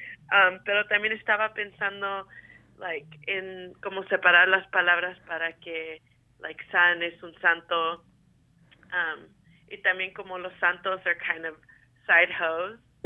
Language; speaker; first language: Spanish; early bilingual, heritage; Spanish